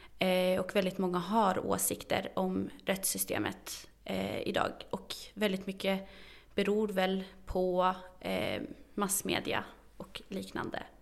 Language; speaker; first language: Swedish; early bilingual, other home language; Arabic